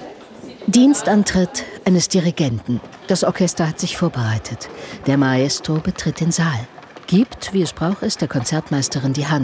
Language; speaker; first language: German; native; German